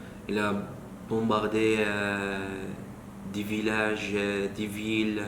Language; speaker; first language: French; non-native, learner; Arabic